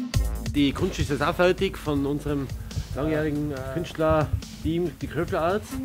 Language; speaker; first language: German; native; German